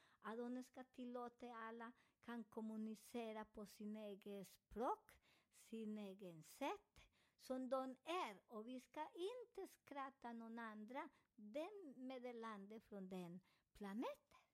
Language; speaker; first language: Swedish; non-native, learner; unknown